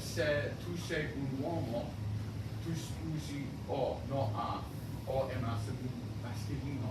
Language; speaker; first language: Italian; non-native, learner; English